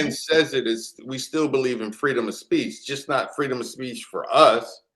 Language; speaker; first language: English; native; English